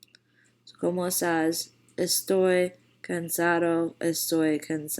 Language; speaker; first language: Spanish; non-native, fluent; English